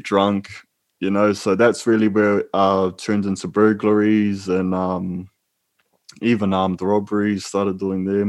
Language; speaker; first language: English; native; English